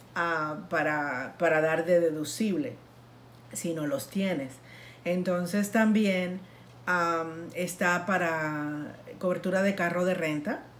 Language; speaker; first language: Spanish; native; Spanish